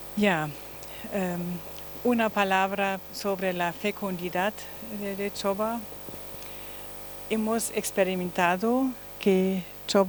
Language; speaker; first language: Spanish; non-native, learner; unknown